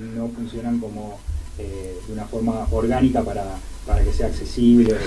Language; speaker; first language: Spanish; native; Spanish